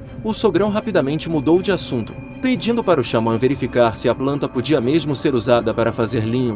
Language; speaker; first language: Portuguese; native; Portuguese